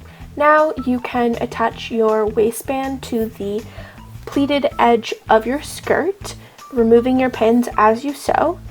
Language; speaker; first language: English; native; English